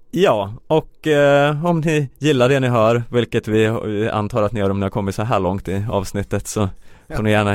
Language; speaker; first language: Swedish; native; Swedish